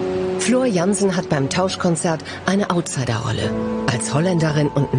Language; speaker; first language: German; native; German